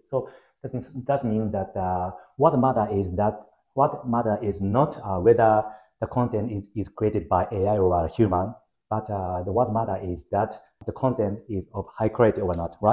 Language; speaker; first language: English; non-native, fluent; Japanese